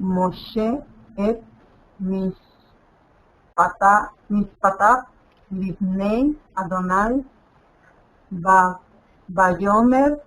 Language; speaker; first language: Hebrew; non-native, learner; Spanish